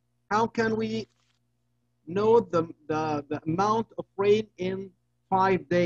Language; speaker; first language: English; non-native, fluent; Arabic